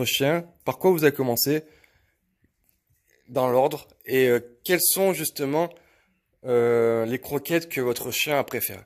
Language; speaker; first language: French; native; French